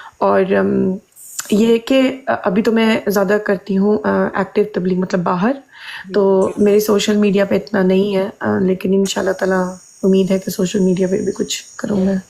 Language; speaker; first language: Urdu; early bilingual, heritage; Urdu